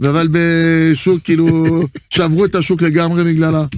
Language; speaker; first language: Hebrew; non-native, fluent; French